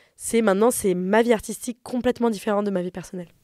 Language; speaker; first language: French; native; French